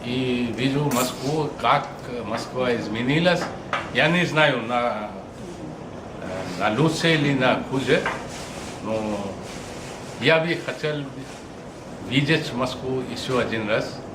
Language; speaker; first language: Russian; non-native, fluent; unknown